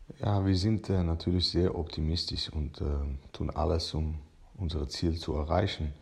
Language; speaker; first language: German; non-native, fluent; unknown